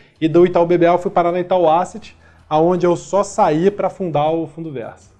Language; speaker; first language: Portuguese; native; Portuguese